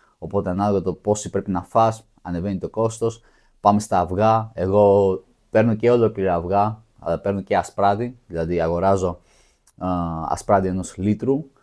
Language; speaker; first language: Greek; native; Greek